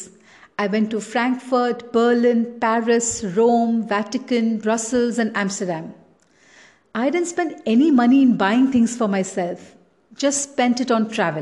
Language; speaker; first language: English; non-native, local second language; Tamil